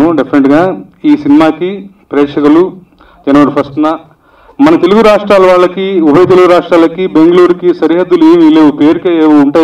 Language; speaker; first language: Telugu; native; Telugu